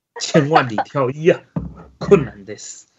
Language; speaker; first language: Chinese; native; Chinese